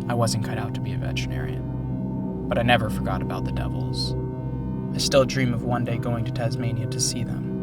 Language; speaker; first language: English; native; English